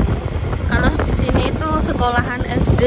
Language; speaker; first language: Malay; non-native, local second language; Javanese